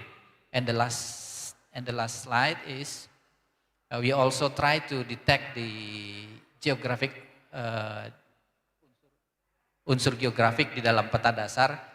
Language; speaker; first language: English; non-native, learner; Indonesian